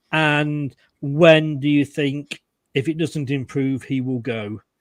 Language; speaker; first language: English; native; English